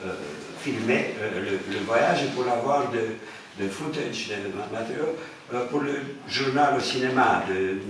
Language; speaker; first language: French; non-native, fluent; Romanian